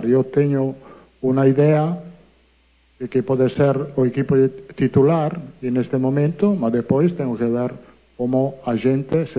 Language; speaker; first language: Portuguese; non-native, learner; Italian